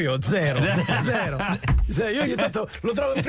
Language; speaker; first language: Italian; native; Italian